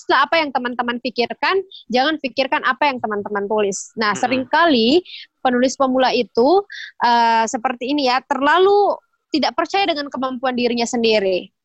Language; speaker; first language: Indonesian; native; Indonesian